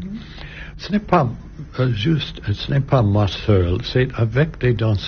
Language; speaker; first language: French; non-native, learner; English